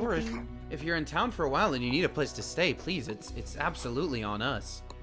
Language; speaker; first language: English; native; English